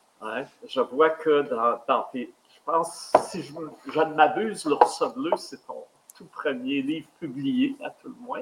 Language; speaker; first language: French; native; French